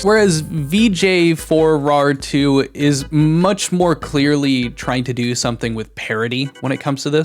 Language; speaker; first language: English; native; English